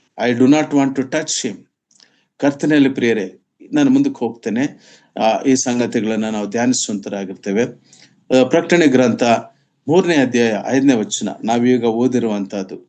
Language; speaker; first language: Kannada; non-native, local second language; Telugu